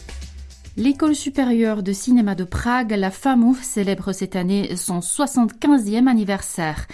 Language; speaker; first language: French; native; French